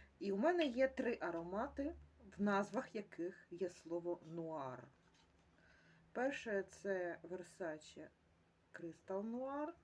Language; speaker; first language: Ukrainian; native; Ukrainian